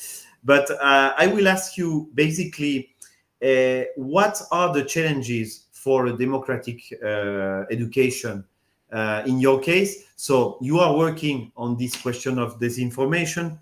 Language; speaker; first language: English; non-native, fluent; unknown